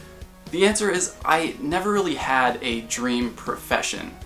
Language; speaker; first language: English; native; English